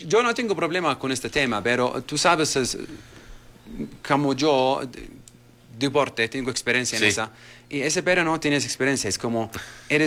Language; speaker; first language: Spanish; non-native, learner; Arabic